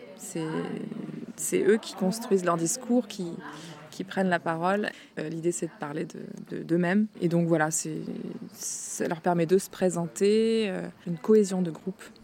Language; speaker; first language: French; native; French